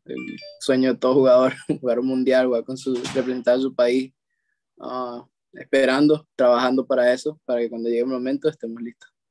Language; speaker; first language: Spanish; native; Spanish